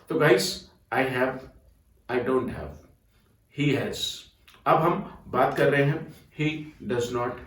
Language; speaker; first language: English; non-native, fluent; Hindi